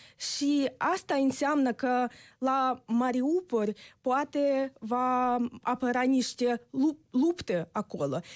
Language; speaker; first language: Romanian; non-native, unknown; Ukrainian